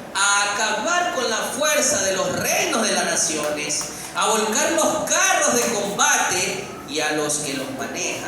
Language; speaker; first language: Spanish; native; Spanish